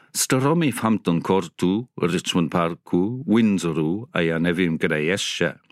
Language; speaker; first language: Czech; non-native, fluent; English